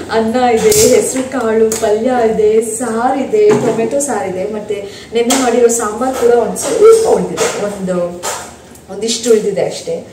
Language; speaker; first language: Kannada; non-native, local second language; Tulu